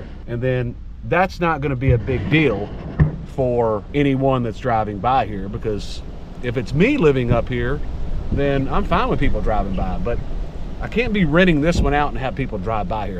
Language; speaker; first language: English; native; English